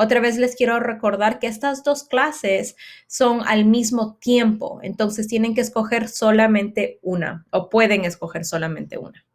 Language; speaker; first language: Spanish; early bilingual, heritage; Spanish